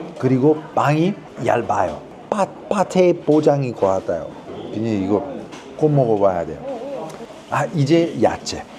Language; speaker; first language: Korean; non-native, fluent; Italian